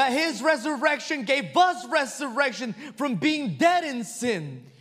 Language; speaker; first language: English; non-native, fluent; Spanish